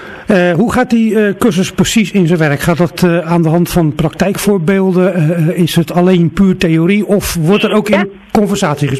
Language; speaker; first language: Dutch; native; Dutch